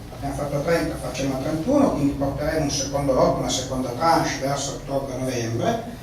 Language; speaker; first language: Italian; native; Italian